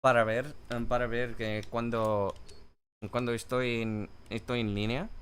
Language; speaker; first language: Spanish; non-native, learner; English